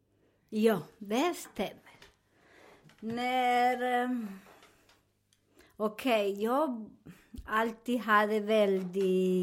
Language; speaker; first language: Swedish; non-native, learner; Spanish